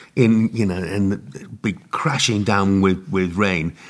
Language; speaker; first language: English; native; English